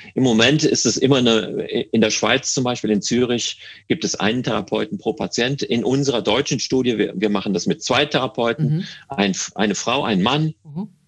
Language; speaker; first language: German; native; German